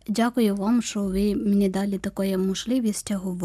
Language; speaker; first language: Ukrainian; non-native, fluent; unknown